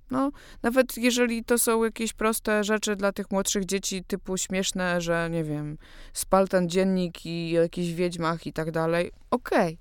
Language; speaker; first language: Polish; native; Polish